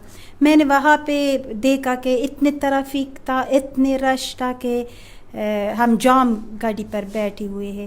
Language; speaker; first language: Hindi; non-native, fluent; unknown